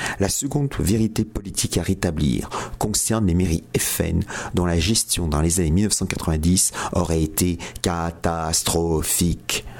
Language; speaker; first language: French; native; French